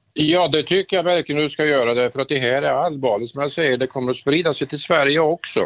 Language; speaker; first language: Swedish; native; Swedish